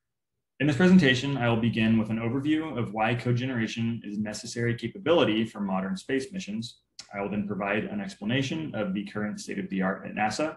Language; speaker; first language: English; native; English